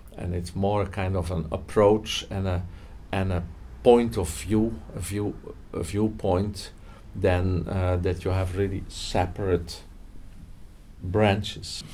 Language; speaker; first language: English; non-native, fluent; Dutch